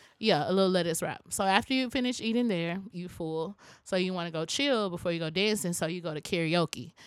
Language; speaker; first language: English; native; English